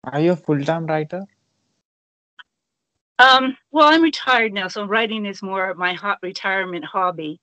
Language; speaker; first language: English; native; English